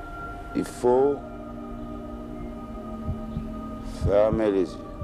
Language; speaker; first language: French; non-native, local second language; Wolof